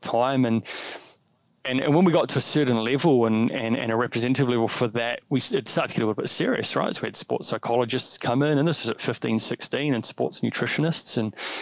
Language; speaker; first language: English; native; English